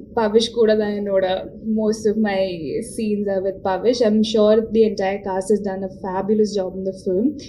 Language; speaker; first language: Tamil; non-native, local second language; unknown